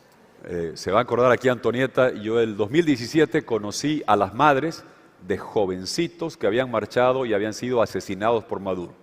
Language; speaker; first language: Spanish; native; Spanish